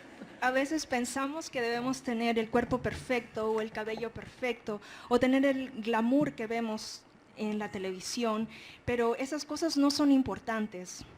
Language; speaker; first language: Spanish; native; Spanish